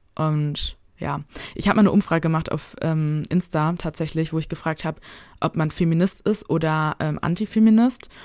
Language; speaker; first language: German; native; German